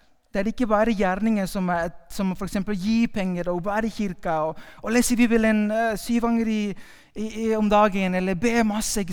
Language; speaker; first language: Norwegian; non-native, fluent; Spanish